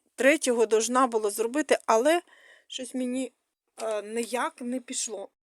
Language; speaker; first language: Ukrainian; non-native, local second language; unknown